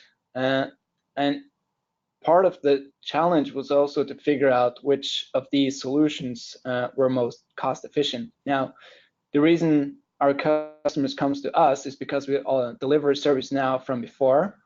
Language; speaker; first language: English; non-native, fluent; Norwegian